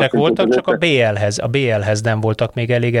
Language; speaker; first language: Hungarian; native; Hungarian